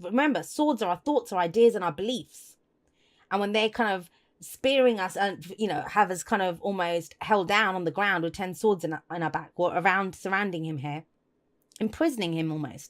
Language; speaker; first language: English; native; English